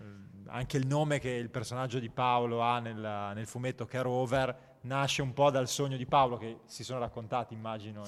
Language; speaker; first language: Italian; native; Italian